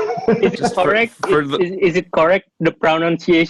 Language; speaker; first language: English; non-native, fluent; Indonesian